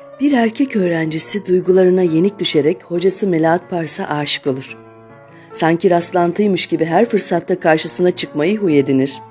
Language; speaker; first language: Turkish; native; Turkish